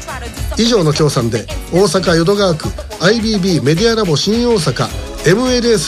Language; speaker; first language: Japanese; native; Japanese